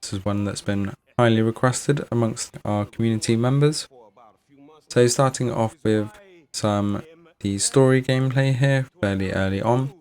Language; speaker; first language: English; native; English